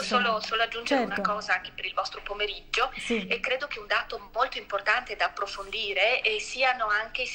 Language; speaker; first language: Italian; native; Italian